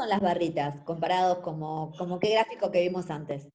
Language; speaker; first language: Spanish; native; Spanish